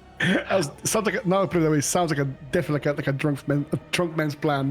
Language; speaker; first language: English; native; English